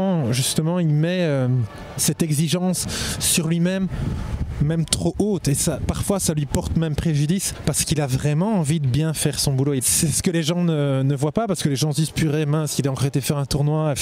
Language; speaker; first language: French; native; French